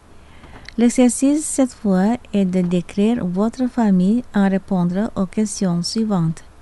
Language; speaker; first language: French; non-native, fluent; Indonesian